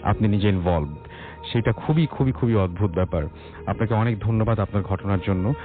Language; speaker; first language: Bangla; native; Bangla